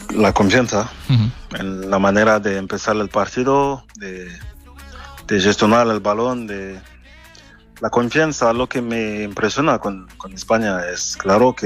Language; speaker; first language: Spanish; non-native, fluent; French